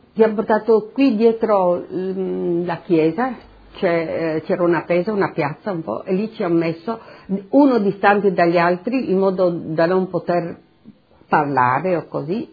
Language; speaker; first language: Italian; non-native, local second language; Slovenian